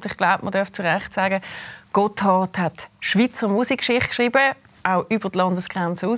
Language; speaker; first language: German; native; German